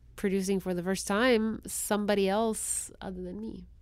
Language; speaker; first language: English; non-native, fluent; Spanish